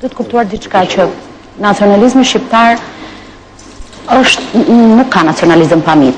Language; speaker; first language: Albanian; native; Albanian